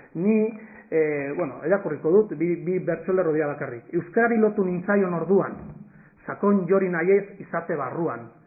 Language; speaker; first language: Basque; non-native, local second language; Spanish